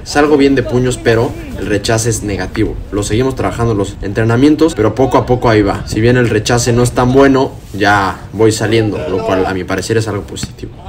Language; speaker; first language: Spanish; native; Spanish